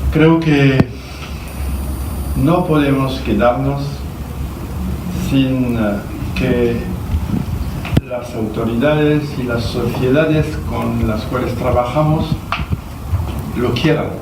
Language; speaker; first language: Spanish; non-native, fluent; French